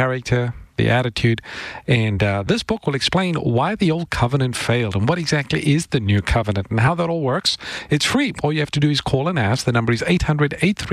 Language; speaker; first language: English; native; English